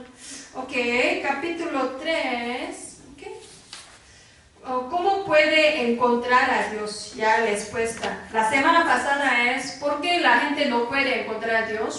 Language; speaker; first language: Spanish; non-native, learner; Korean